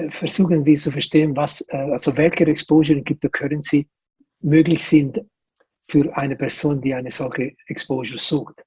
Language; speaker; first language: German; non-native, local second language; Italian